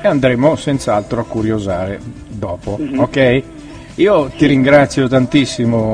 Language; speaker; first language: Italian; native; Italian